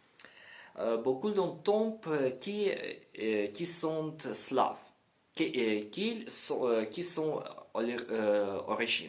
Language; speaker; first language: French; non-native, learner; Ukrainian